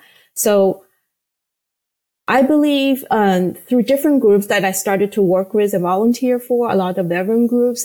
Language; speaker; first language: English; non-native, fluent; Chinese